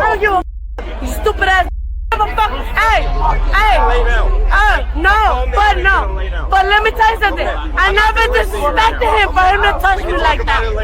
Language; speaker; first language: English; native; English